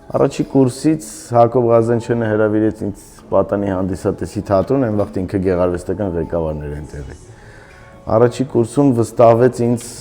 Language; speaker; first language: Armenian; native; Armenian